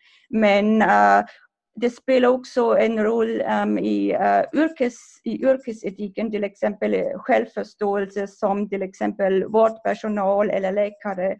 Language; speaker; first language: Swedish; non-native, fluent; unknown